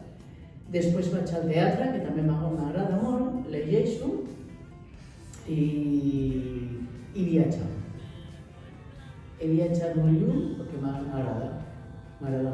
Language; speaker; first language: Catalan; non-native, local second language; Spanish